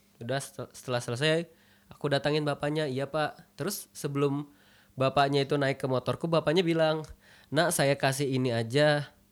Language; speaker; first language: Indonesian; native; Indonesian